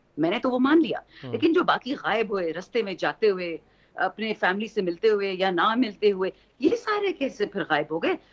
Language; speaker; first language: Urdu; non-native, local second language; Pashto